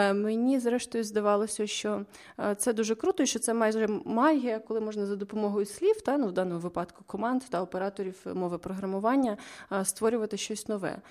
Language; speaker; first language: Ukrainian; native; Ukrainian